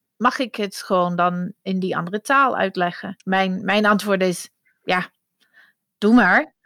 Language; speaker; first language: Dutch; non-native, fluent; English